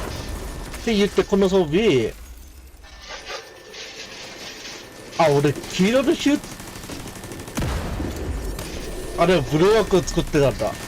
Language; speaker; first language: Japanese; native; Japanese